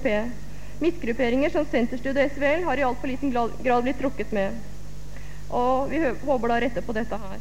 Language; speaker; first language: Norwegian; native; Norwegian